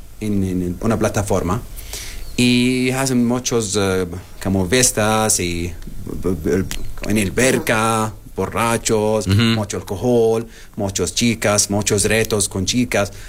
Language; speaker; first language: Spanish; non-native, learner; Arabic